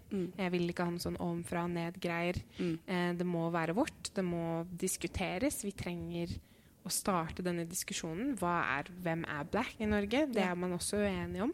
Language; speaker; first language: Norwegian; native; Norwegian